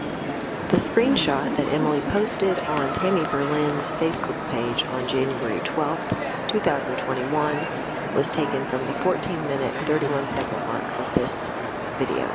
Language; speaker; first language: English; native; English